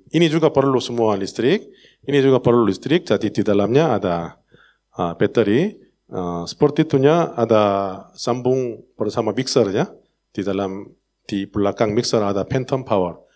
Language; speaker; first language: Indonesian; non-native, learner; Korean